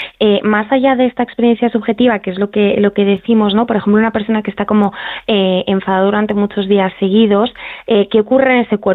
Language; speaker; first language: Spanish; native; Spanish